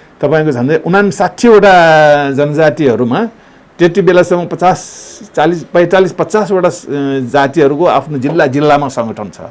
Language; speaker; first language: Nepali; non-native, local second language; Newari